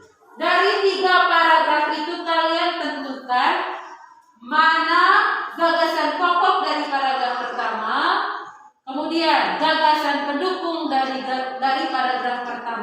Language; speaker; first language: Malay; non-native, local second language; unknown